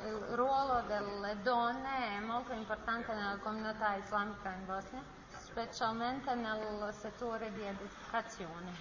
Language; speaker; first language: Italian; non-native, learner; Bosnian